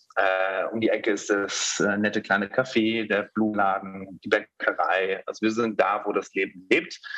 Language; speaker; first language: German; native; German